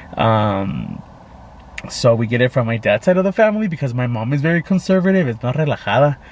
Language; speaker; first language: English; native; English